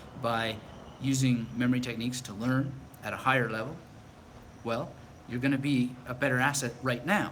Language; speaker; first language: English; native; English